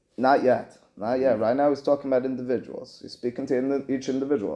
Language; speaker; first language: English; native; English